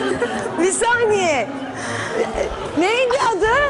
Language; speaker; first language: Turkish; native; Turkish